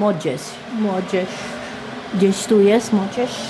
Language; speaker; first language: Polish; non-native, fluent; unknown